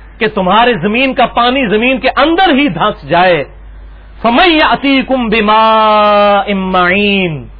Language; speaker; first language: Urdu; non-native, local second language; Punjabi